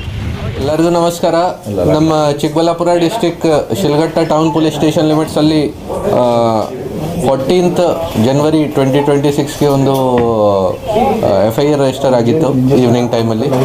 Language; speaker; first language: Kannada; non-native, fluent; Hindi